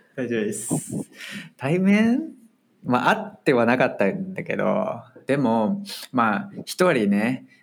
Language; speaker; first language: Japanese; non-native, fluent; Chinese